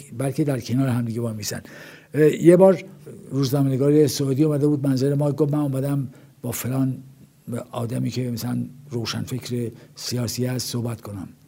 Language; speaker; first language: Persian; native; Persian